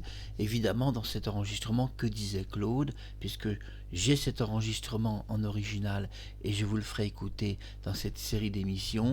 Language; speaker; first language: French; native; French